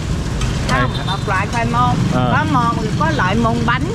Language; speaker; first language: Vietnamese; native; Vietnamese